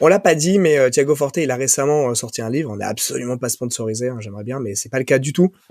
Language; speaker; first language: French; native; French